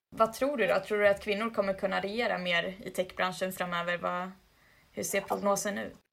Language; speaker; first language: Swedish; early bilingual, other home language; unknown